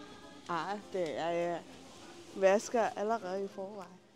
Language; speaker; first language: Danish; non-native, learner; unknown